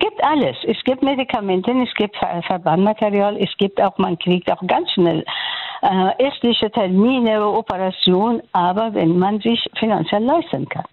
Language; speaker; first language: German; non-native, fluent; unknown